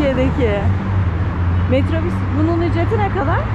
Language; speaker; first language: Turkish; native; Turkish